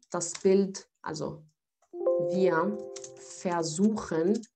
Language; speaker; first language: German; non-native, fluent; Arabic